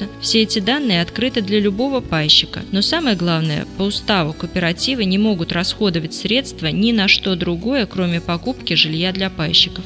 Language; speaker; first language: Russian; native; Russian